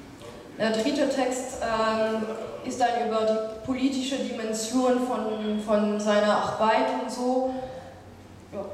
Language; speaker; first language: German; non-native, fluent; French